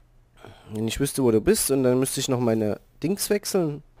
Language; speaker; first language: German; native; German